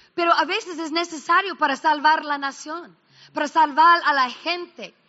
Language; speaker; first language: Spanish; non-native, fluent; English